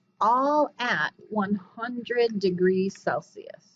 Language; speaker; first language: English; native; English